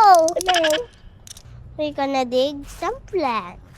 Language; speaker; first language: English; non-native, local second language; Filipino